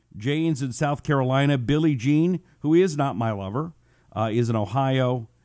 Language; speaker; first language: English; native; English